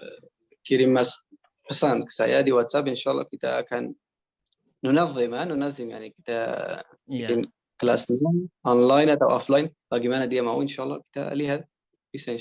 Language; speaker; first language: Indonesian; non-native, learner; Persian